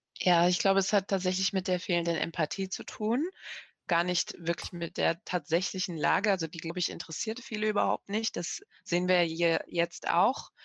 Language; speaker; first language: German; early bilingual, other home language; Persian